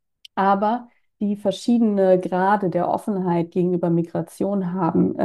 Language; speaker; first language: German; native; German